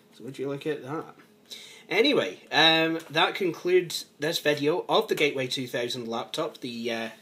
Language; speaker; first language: English; native; English